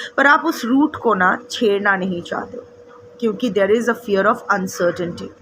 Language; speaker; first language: Hindi; non-native, local second language; Bangla